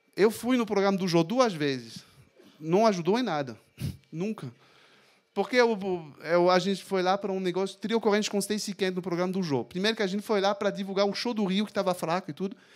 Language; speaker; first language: Portuguese; non-native, fluent; French